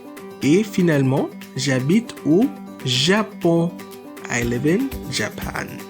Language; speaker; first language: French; non-native, fluent; English